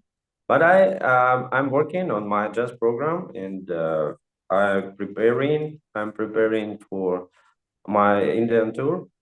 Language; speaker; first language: English; non-native, fluent; Russian